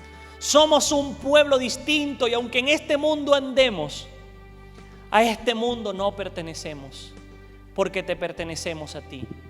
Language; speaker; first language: Spanish; native; Spanish